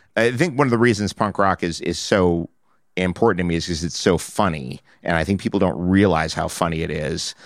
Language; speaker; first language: English; native; English